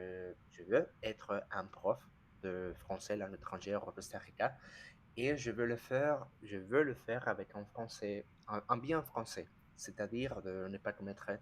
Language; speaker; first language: French; non-native, fluent; Spanish